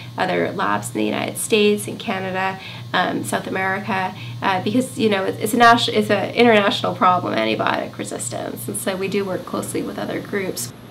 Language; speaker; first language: English; native; English